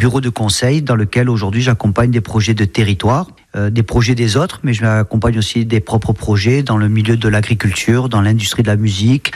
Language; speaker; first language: French; native; French